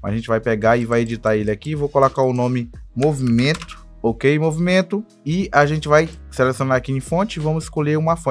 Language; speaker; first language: Portuguese; native; Portuguese